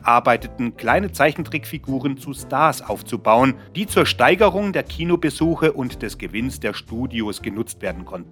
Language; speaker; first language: German; native; German